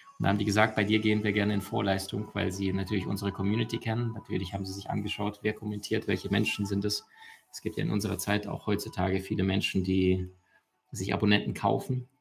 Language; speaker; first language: German; early bilingual, other home language; Russian